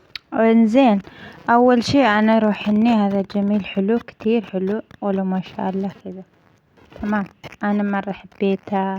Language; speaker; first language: Arabic; non-native, learner; Amharic